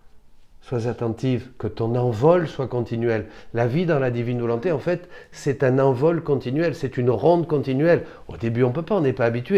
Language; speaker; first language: French; native; French